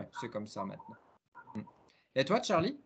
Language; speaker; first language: French; non-native, fluent; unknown